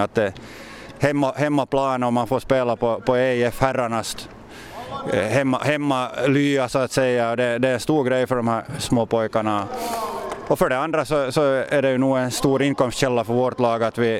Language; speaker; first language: Swedish; native; Swedish